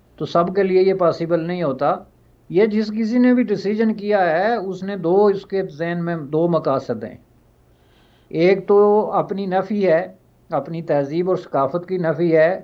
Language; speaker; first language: Urdu; non-native, local second language; Pahari-Potwari